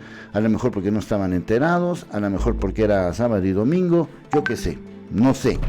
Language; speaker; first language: Spanish; native; Spanish